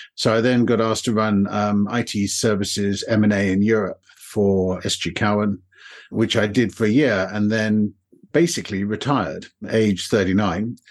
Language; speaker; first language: English; native; English